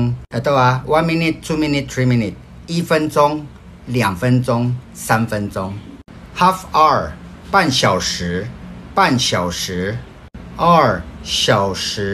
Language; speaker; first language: Chinese; non-native, fluent; Filipino